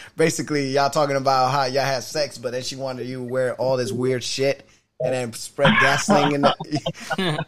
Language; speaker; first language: English; native; English